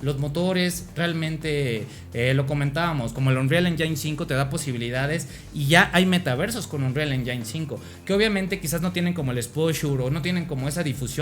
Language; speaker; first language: Spanish; native; Spanish